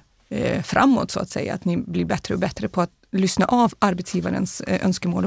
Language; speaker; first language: Swedish; non-native, fluent; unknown